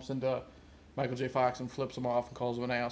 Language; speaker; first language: English; native; English